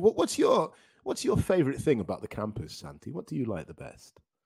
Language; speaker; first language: English; native; English